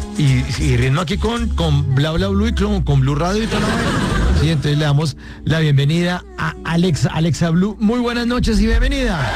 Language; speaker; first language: Spanish; native; Spanish